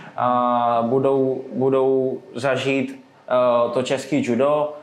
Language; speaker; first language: Czech; non-native, fluent; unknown